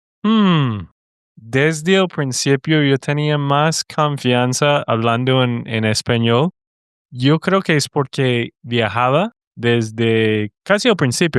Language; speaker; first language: Spanish; non-native, fluent; English